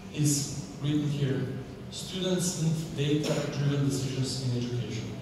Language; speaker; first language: English; non-native, fluent; Slovenian